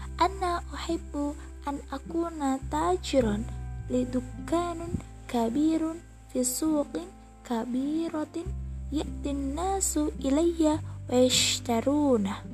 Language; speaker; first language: Arabic; non-native, learner; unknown